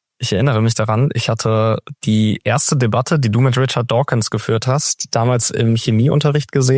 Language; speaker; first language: German; native; German